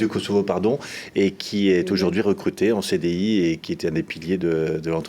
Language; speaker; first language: French; native; French